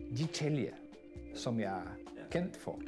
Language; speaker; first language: Danish; non-native, fluent; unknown